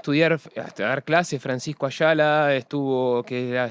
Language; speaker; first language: Spanish; native; Spanish